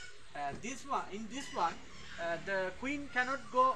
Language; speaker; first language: English; non-native, fluent; Sinhala